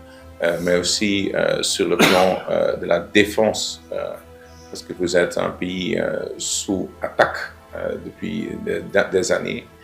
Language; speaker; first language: French; non-native, local second language; Dutch